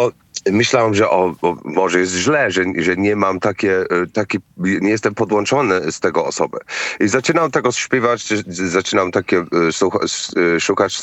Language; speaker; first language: Polish; non-native, fluent; English